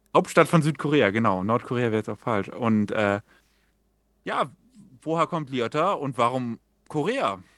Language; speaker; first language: German; early bilingual, other home language; English